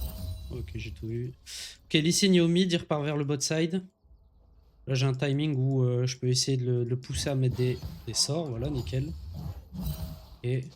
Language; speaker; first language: French; native; French